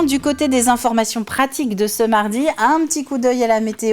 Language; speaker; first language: French; native; French